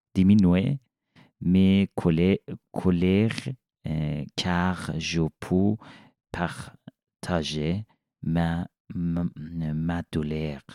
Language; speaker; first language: French; non-native, learner; Persian